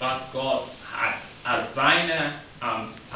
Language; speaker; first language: German; non-native, learner; English